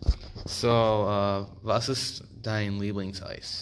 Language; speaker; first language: German; non-native, learner; English